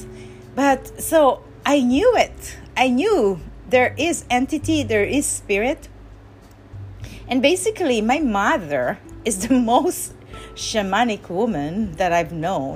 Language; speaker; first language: English; non-native, local second language; Filipino